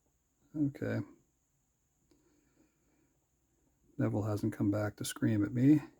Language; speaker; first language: English; native; English